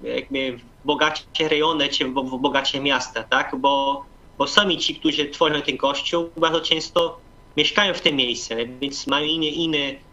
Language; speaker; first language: Polish; non-native, fluent; Portuguese